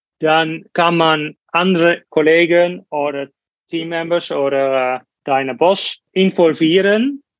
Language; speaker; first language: German; non-native, learner; Dutch